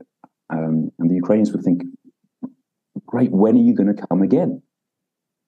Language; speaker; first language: English; native; English